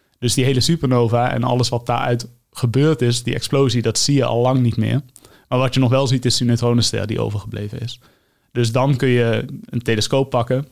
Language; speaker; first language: Dutch; native; Dutch